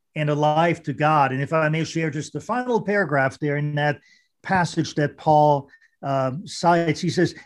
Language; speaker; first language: English; non-native, fluent; German